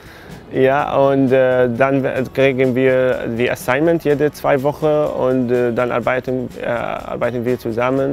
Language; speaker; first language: German; non-native, learner; Arabic